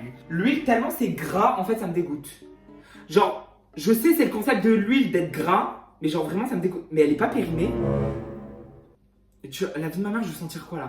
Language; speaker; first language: French; native; French